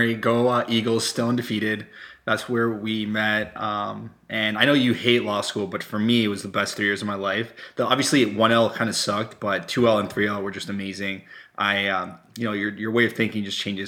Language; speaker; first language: English; non-native, fluent; Spanish